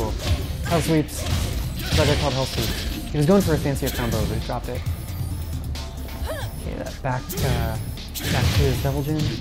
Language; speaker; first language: English; native; English